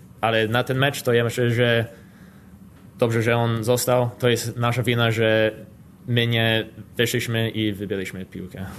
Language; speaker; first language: Polish; non-native, learner; English